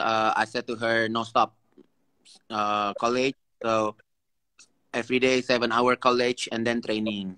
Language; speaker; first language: English; non-native, learner; Indonesian